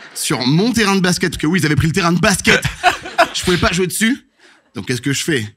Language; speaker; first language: French; native; French